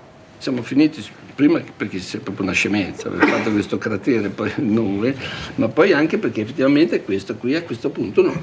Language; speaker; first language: Italian; native; Italian